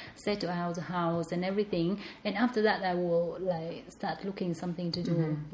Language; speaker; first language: English; non-native, fluent; Vietnamese